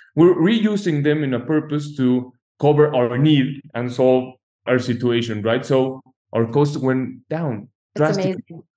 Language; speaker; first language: English; non-native, fluent; Spanish